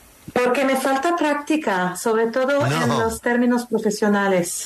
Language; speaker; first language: Spanish; non-native, learner; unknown